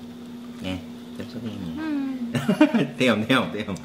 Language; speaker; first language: Vietnamese; non-native, learner; Korean